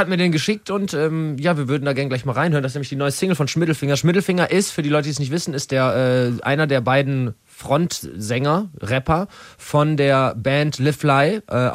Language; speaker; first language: German; native; German